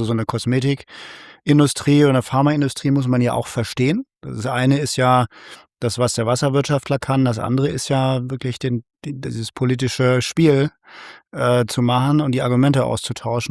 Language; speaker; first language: German; native; German